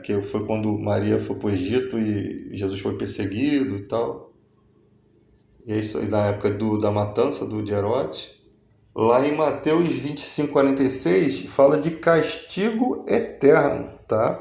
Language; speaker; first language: Portuguese; native; Portuguese